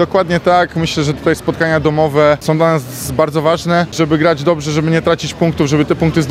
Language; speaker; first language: Polish; native; Polish